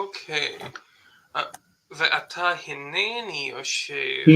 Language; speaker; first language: Hebrew; non-native, fluent; English